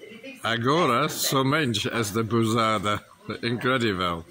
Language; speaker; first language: Portuguese; non-native, learner; English